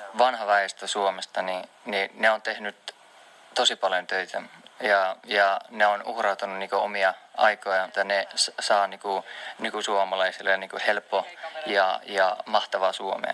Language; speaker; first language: Finnish; early bilingual, other home language; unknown